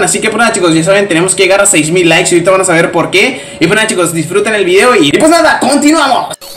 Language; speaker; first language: Spanish; native; Spanish